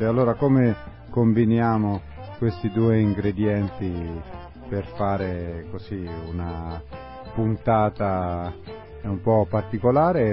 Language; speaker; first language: Italian; native; Italian